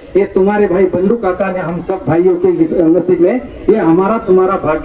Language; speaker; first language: Hindi; non-native, local second language; Marathi